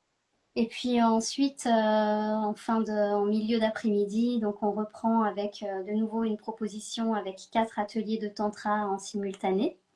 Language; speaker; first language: French; native; French